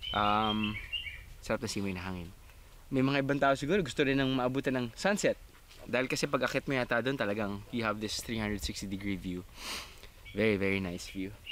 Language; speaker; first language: Filipino; native; Filipino